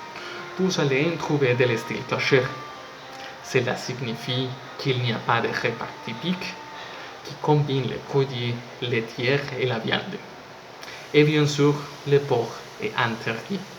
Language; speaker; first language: French; non-native, learner; Spanish